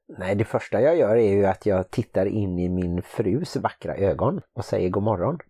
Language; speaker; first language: Swedish; native; Swedish